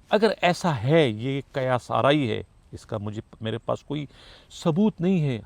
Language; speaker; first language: Urdu; non-native, local second language; Pashto